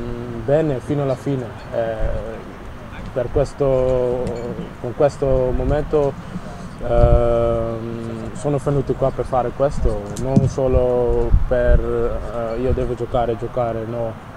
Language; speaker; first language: Italian; non-native, learner; Dutch